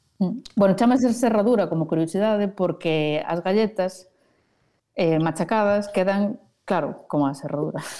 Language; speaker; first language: Galician; non-native, local second language; Spanish